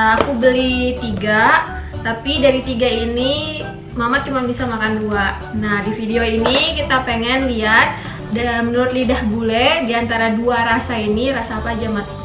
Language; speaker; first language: Indonesian; native; Indonesian